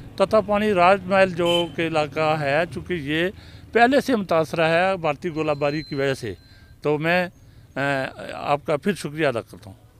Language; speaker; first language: Urdu; non-native, local second language; Pahari-Potwari